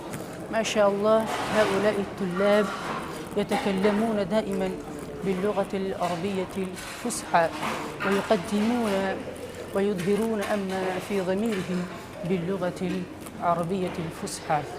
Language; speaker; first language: Arabic; non-native, fluent; Urdu